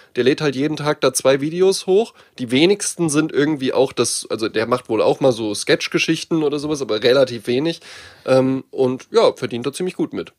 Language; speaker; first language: German; native; German